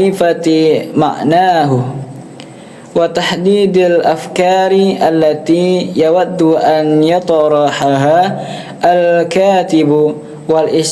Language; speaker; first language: Arabic; non-native, learner; Indonesian